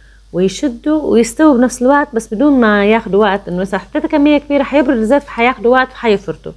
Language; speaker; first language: Arabic; native; Arabic